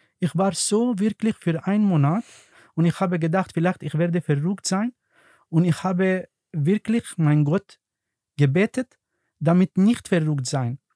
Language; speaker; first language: German; non-native, learner; Arabic